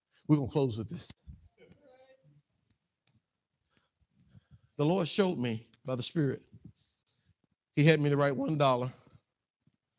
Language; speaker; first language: English; native; English